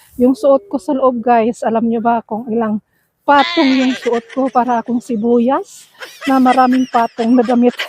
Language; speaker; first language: Filipino; non-native, local second language; Cebuano